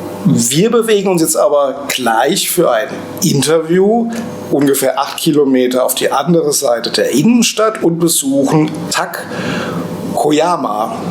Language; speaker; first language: German; native; German